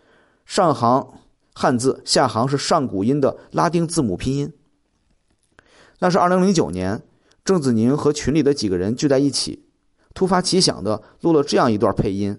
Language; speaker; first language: Chinese; native; Chinese